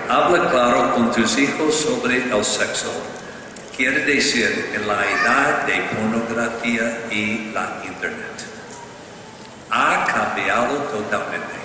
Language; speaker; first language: Spanish; non-native, learner; English